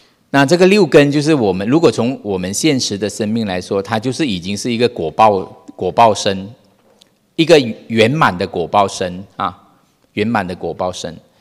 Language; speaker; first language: Chinese; non-native, fluent; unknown